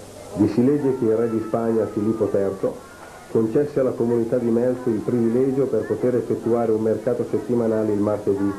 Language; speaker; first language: Italian; native; Italian